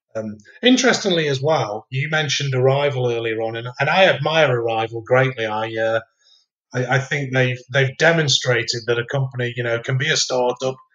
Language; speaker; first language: English; native; English